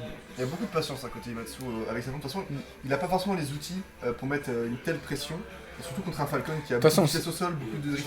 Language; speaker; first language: French; native; French